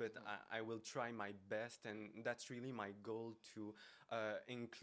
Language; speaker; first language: English; native; English